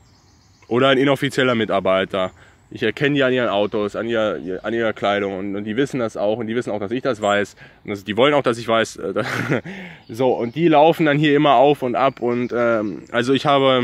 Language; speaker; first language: German; native; German